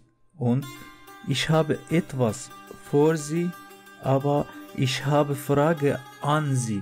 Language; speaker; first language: German; non-native, learner; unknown